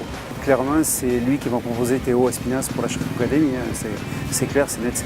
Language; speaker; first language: French; native; French